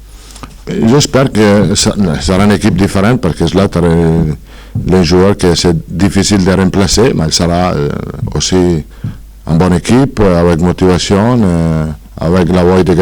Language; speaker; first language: French; non-native, fluent; Italian